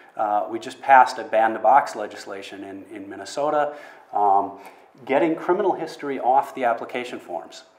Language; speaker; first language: English; native; English